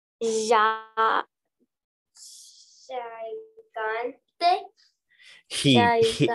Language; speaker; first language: Spanish; non-native, learner; English